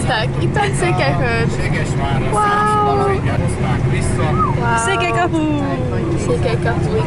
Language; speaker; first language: Hungarian; early bilingual, heritage; Hungarian